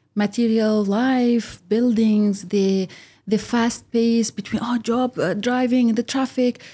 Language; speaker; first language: English; early bilingual, other home language; Arabic